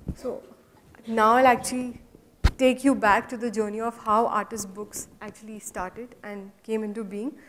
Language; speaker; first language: English; non-native, local second language; Hindi